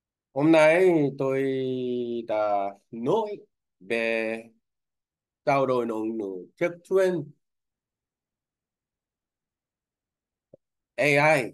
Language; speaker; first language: Vietnamese; non-native, learner; Korean